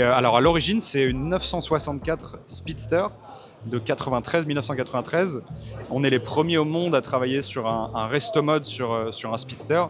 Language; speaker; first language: French; native; French